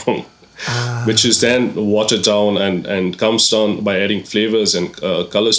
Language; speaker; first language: English; non-native, local second language; Konkani